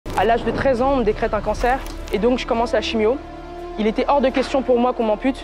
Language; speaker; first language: French; native; French